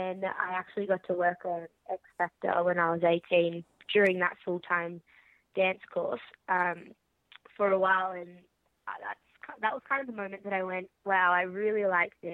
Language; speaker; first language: English; native; English